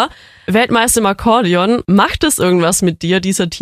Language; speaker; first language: German; native; German